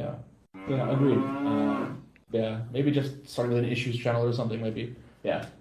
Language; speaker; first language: English; native; English